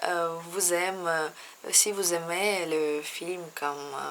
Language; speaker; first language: French; non-native, learner; Russian